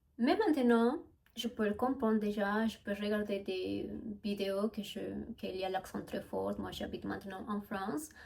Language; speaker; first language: French; non-native, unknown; Spanish